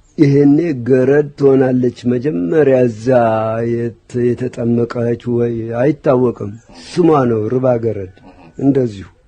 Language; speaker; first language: Amharic; non-native, local second language; Tigrinya